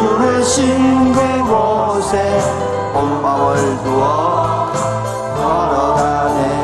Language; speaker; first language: Korean; native; Korean